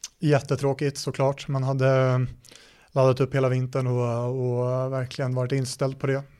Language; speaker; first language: Swedish; native; Swedish